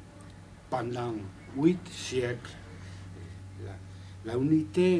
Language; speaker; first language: French; non-native, fluent; Spanish